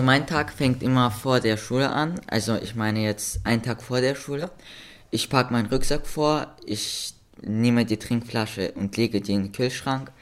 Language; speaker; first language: German; early bilingual, other home language; Russian